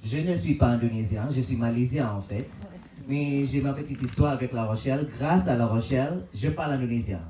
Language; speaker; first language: French; non-native, fluent; Malay